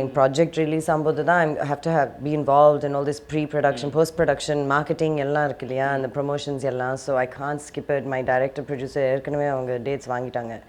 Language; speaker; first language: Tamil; early bilingual, heritage; Tamil